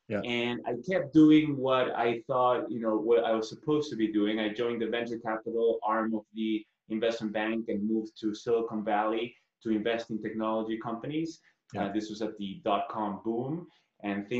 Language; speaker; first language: English; non-native, fluent; Spanish